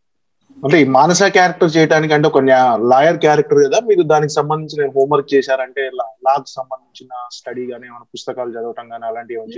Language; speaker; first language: Telugu; native; Telugu